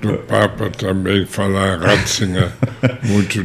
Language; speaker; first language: Portuguese; non-native, fluent; German